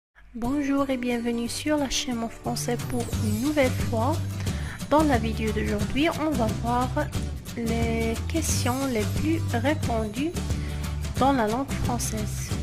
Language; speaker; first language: French; non-native, fluent; Arabic